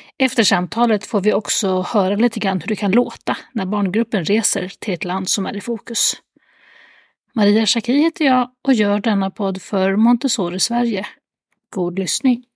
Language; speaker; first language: Swedish; native; Swedish